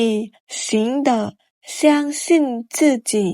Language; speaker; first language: Chinese; non-native, fluent; Khmer